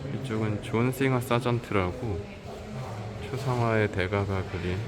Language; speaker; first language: Korean; native; Korean